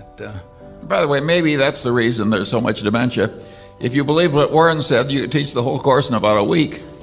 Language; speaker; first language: English; native; English